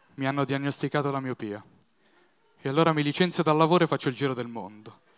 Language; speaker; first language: Italian; native; Italian